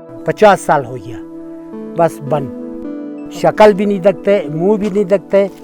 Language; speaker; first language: Hindi; non-native, local second language; Balti